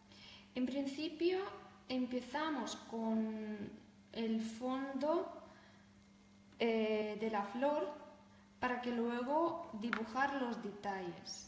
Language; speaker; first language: Spanish; non-native, fluent; Russian